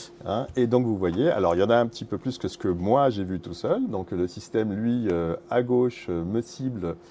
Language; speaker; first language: French; native; French